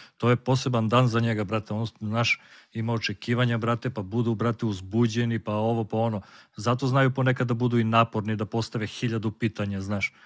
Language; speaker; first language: Serbian; native; Serbian